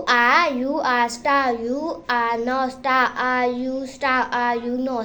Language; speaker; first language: English; non-native, learner; Burmese